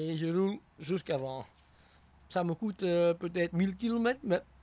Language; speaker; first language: French; non-native, local second language; Dutch